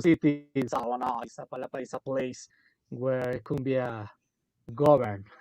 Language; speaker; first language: English; non-native, local second language; Spanish